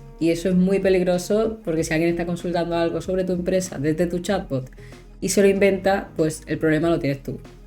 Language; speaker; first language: Spanish; native; Spanish